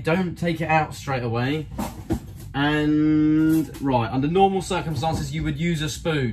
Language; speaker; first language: English; native; English